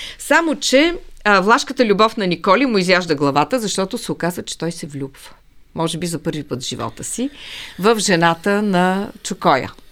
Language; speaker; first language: Bulgarian; native; Bulgarian